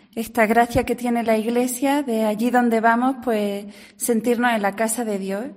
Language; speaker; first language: Spanish; native; Spanish